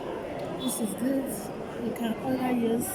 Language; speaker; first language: English; non-native, learner; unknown